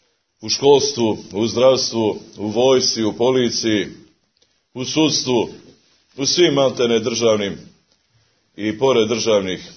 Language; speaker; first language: Croatian; native; Croatian